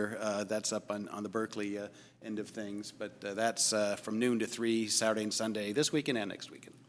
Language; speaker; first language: English; native; English